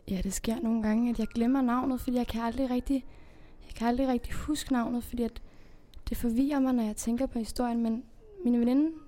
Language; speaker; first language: Danish; early bilingual, heritage; Spanish